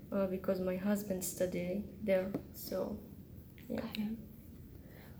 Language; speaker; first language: English; non-native, learner; Arabic